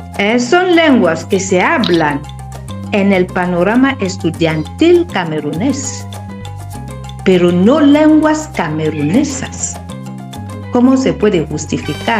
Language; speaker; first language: Spanish; non-native, fluent; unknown